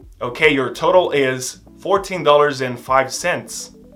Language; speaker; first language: English; non-native, fluent; Portuguese